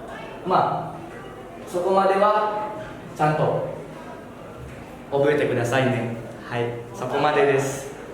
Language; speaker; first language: Japanese; non-native, fluent; Indonesian